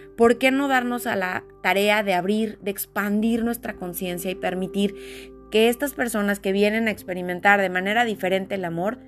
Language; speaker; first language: Spanish; native; Spanish